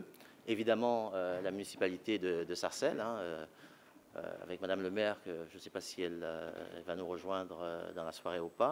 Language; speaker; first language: French; native; French